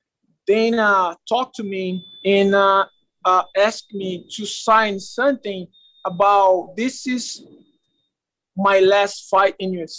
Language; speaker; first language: English; non-native, learner; Portuguese